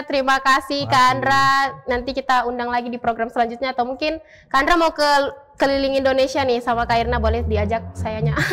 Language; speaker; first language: Indonesian; native; Indonesian